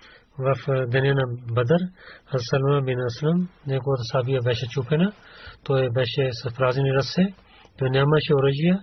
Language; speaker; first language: Bulgarian; non-native, learner; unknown